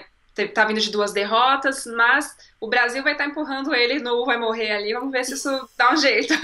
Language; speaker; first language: Portuguese; native; Portuguese